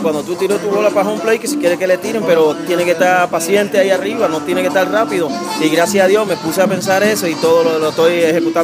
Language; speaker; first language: Spanish; native; Spanish